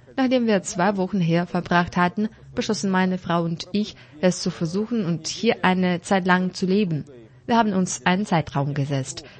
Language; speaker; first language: German; non-native, fluent; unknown